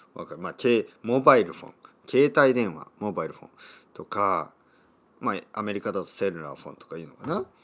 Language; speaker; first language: Japanese; native; Japanese